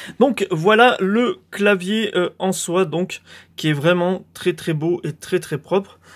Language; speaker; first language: French; native; French